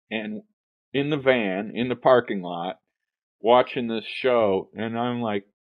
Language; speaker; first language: English; native; English